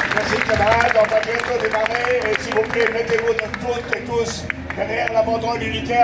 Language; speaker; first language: French; native; French